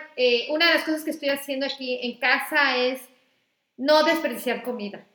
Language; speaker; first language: Spanish; native; Spanish